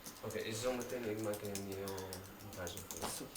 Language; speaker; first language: Dutch; non-native, learner; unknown